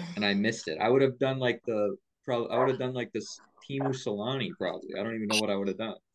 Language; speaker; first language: English; native; English